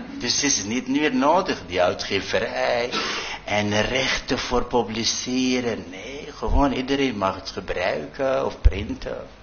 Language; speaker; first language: Dutch; non-native, fluent; Arabic